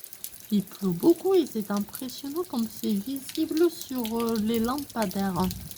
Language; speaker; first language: French; native; French